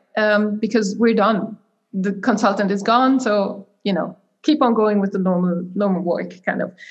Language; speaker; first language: English; non-native, fluent; German